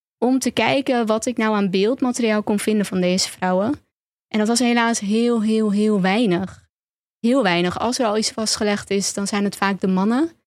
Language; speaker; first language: Dutch; early bilingual, other home language; Turkish